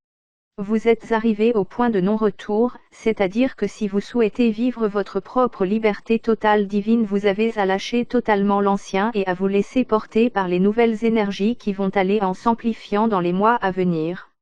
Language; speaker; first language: French; native; French